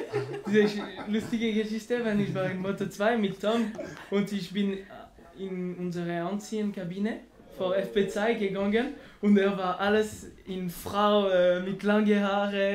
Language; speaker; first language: German; non-native, learner; French